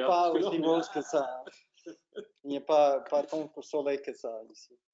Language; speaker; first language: French; non-native, fluent; English